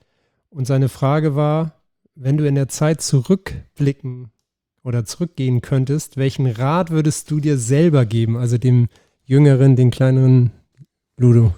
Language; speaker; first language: German; native; German